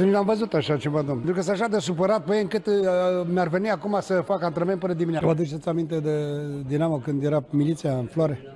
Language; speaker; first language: Romanian; native; Romanian